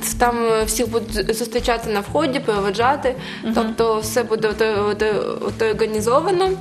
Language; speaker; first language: Ukrainian; native; Ukrainian